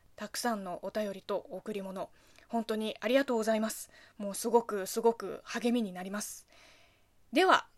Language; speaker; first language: Japanese; non-native, fluent; Chinese